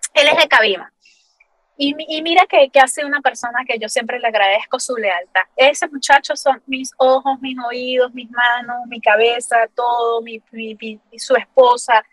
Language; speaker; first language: Spanish; native; Spanish